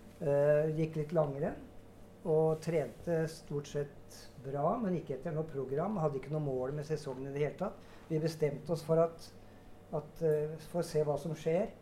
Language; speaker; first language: Norwegian; native; Norwegian